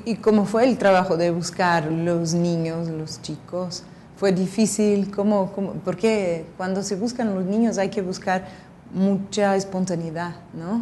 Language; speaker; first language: Spanish; non-native, fluent; Portuguese